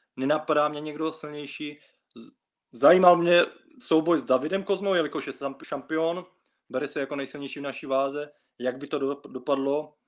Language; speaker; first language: Czech; early bilingual, other home language; Russian